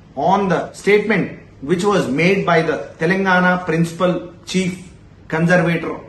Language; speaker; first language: English; non-native, local second language; Telugu